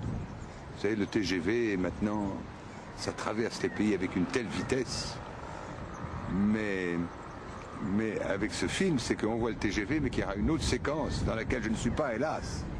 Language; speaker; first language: French; native; French